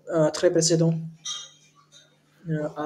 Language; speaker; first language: French; non-native, learner; Hindi